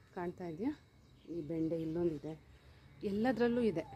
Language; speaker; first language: Kannada; non-native, local second language; Telugu